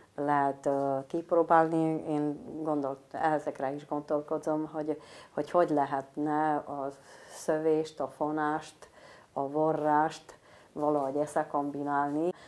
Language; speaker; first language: Hungarian; native; Hungarian